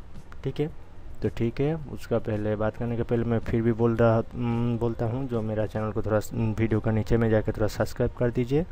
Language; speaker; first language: Hindi; non-native, local second language; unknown